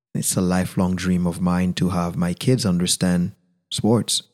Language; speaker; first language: English; non-native, fluent; Haitian Creole